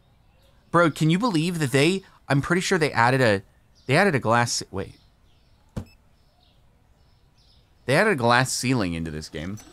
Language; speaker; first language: English; native; English